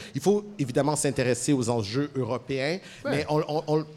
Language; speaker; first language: French; native; French